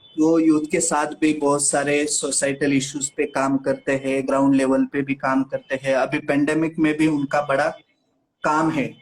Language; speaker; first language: Hindi; non-native, local second language; Marathi